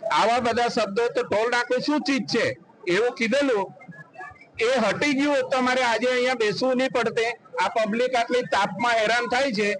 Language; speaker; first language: Gujarati; native; Gujarati